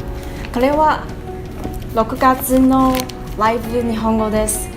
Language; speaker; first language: Japanese; non-native, learner; Chinese